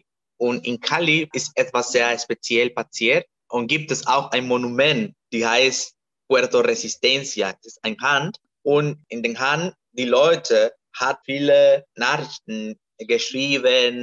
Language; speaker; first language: German; non-native, learner; Spanish